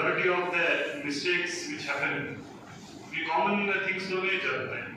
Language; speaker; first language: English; non-native, local second language; Telugu